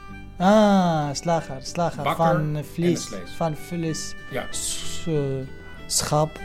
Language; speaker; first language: Dutch; non-native, learner; Arabic